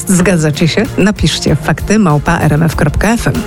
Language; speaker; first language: Polish; native; Polish